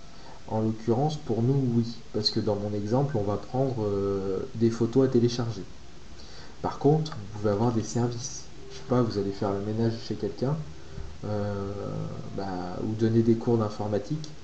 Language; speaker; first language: French; native; French